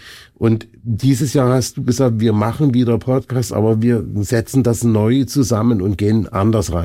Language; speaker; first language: German; native; German